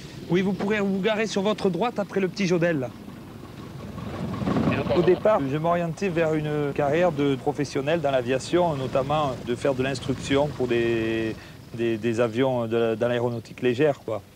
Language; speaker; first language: French; native; French